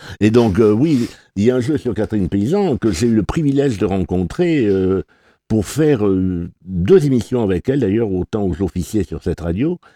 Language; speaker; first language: French; native; French